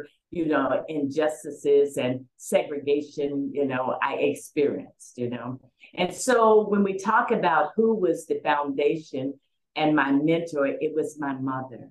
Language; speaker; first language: English; native; English